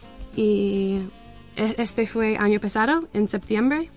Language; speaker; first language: Spanish; non-native, learner; English